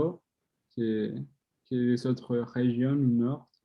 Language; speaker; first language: French; non-native, learner; Spanish